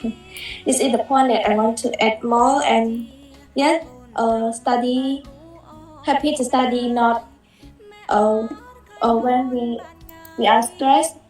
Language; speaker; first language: English; non-native, learner; Khmer